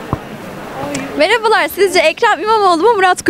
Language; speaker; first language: Turkish; native; Turkish